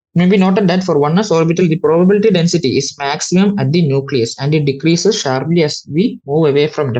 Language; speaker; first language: English; non-native, local second language; Malayalam